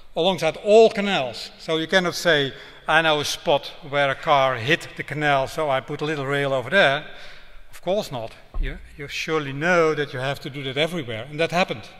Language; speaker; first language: English; non-native, fluent; Dutch